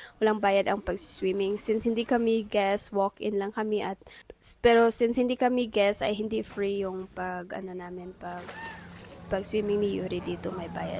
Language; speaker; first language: Filipino; non-native, local second language; Cebuano